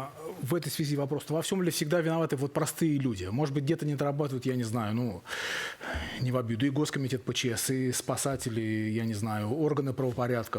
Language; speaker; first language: Russian; native; Russian